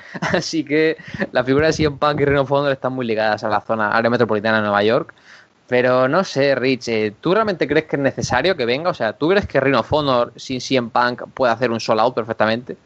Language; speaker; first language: Spanish; native; Spanish